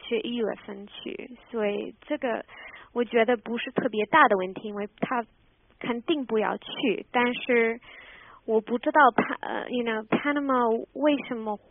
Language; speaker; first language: Chinese; non-native, fluent; English